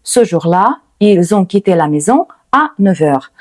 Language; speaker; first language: French; non-native, fluent; Ukrainian